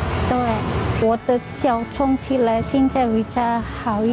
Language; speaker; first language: Chinese; non-native, learner; Indonesian